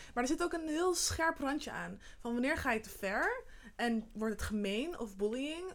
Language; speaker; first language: Dutch; early bilingual, other home language; Somali